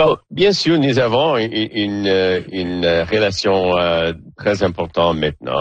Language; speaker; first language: French; non-native, local second language; English